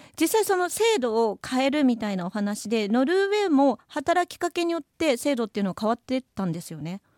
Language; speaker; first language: Japanese; native; Japanese